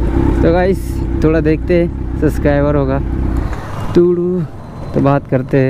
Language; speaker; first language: Hindi; native; Hindi